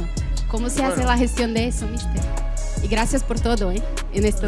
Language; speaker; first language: Spanish; non-native, fluent; Portuguese